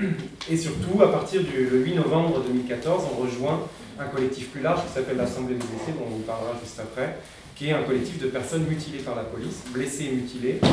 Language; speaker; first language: French; native; French